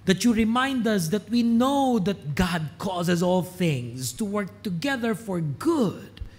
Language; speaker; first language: English; non-native, local second language; Filipino